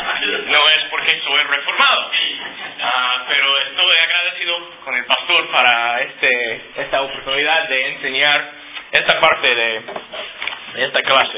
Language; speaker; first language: Spanish; non-native, fluent; English